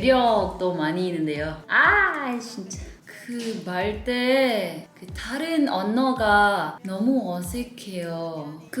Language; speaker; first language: Korean; non-native, learner; Thai